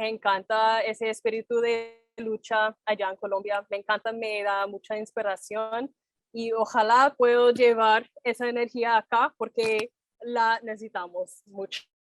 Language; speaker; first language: Spanish; non-native, fluent; English